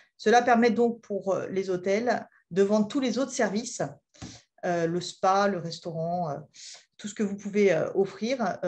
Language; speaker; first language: French; native; French